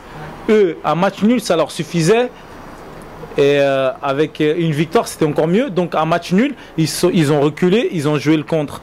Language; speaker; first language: French; native; French